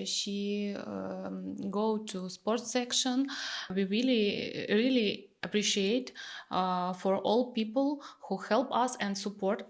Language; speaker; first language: English; non-native, learner; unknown